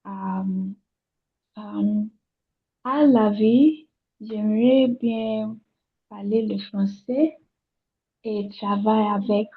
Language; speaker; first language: French; non-native, learner; Yoruba